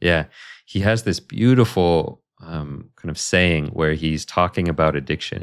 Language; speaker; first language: English; native; English